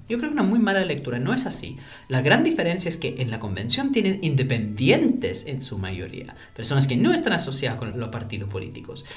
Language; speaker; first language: Spanish; non-native, fluent; English